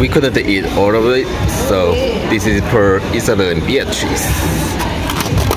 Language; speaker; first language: English; non-native, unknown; Korean